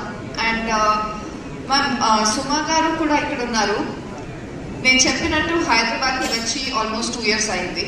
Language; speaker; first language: Telugu; non-native, fluent; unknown